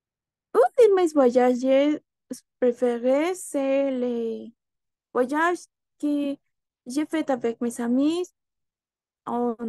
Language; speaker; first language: French; non-native, learner; Spanish